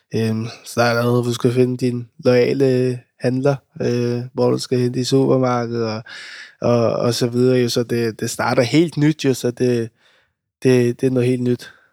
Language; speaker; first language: Danish; early bilingual, other home language; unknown